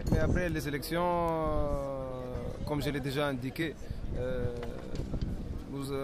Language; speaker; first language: French; non-native, local second language; Arabic